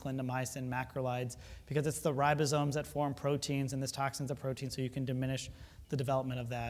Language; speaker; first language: English; native; English